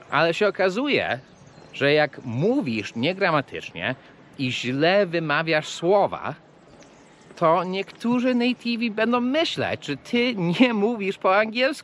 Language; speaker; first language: Polish; early bilingual, heritage; English